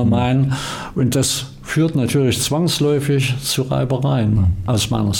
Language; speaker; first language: German; native; German